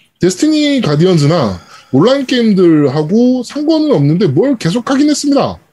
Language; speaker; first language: Korean; native; Korean